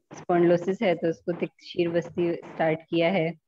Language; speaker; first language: Hindi; native; Hindi